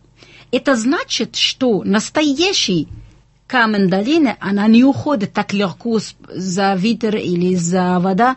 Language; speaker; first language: Russian; non-native, fluent; Arabic